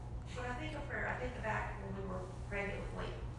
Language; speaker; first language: English; native; English